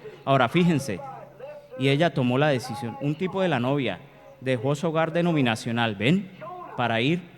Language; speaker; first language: Spanish; native; Spanish